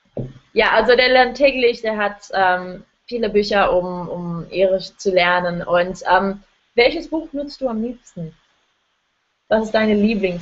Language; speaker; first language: German; non-native, fluent; English